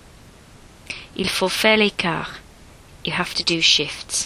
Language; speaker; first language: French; non-native, learner; English